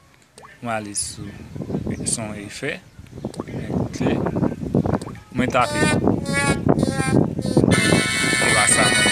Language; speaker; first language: French; non-native, local second language; Haitian Creole